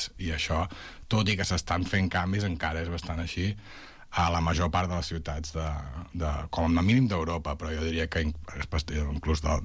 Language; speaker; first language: Catalan; native; Catalan